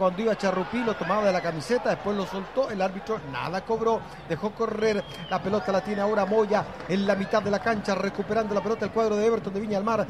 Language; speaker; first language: Spanish; native; Spanish